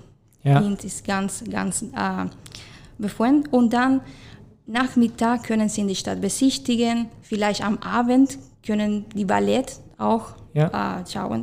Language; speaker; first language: German; non-native, fluent; Spanish